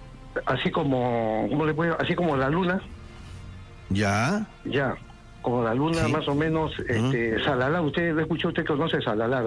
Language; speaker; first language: Spanish; native; Spanish